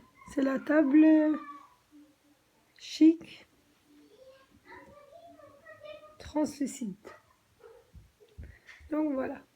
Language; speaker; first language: French; native; French